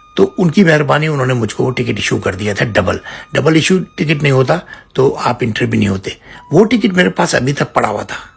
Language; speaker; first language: Urdu; native; Urdu